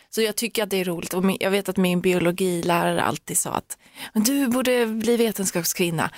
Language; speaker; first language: Swedish; early bilingual, other home language; Persian